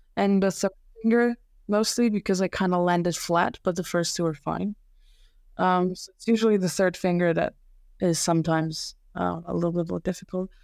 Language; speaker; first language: English; non-native, fluent; Serbian